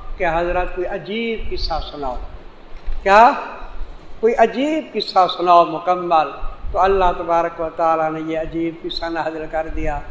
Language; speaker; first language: Urdu; non-native, local second language; Saraiki